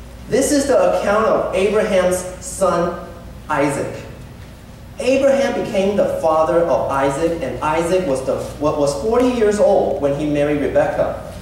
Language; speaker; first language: English; early bilingual, other home language; Chinese